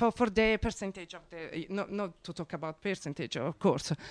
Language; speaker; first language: English; non-native, fluent; Italian